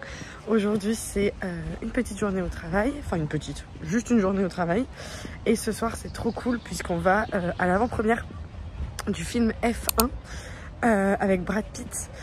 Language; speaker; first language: French; native; French